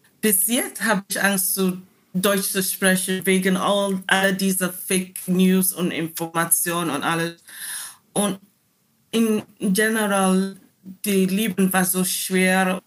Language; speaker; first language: German; non-native, learner; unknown